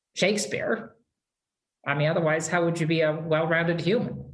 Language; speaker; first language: English; native; English